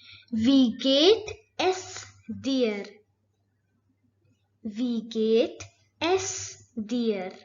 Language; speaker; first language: German; non-native, fluent; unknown